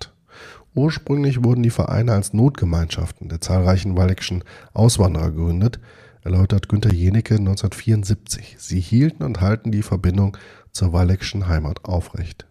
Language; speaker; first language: German; native; German